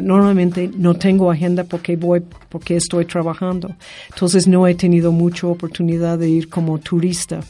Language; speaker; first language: Spanish; non-native, fluent; English